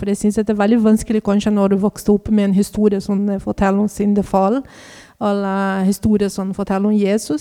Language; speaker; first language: Norwegian; non-native, learner; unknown